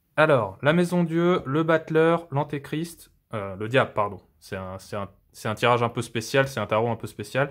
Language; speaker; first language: French; native; French